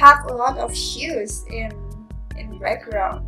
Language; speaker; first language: English; non-native, learner; Indonesian